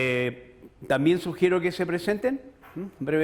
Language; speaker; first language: Spanish; native; Spanish